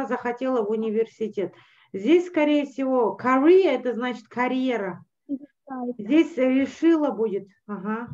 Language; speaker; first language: Russian; native; Russian